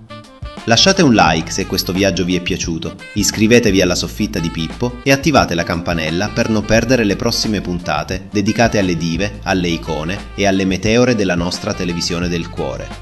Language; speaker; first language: Italian; native; Italian